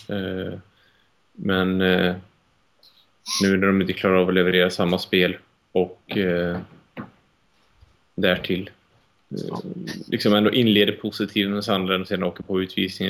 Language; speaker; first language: Swedish; native; Swedish